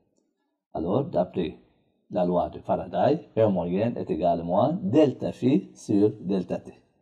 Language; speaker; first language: French; non-native, local second language; Arabic